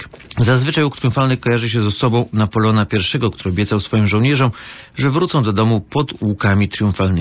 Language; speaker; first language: Polish; native; Polish